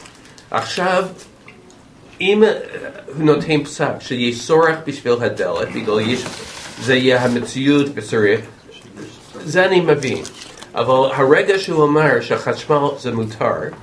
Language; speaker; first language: Hebrew; non-native, fluent; English